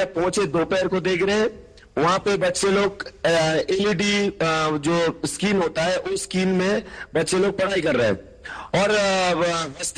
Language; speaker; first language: Hindi; non-native, local second language; Bangla